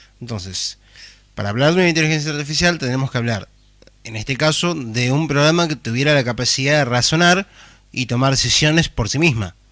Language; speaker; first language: Spanish; native; Spanish